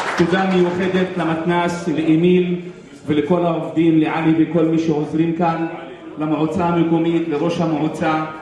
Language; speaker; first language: Hebrew; non-native, local second language; Arabic